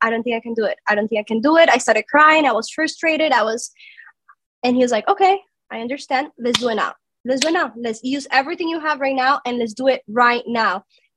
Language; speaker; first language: English; non-native, fluent; Spanish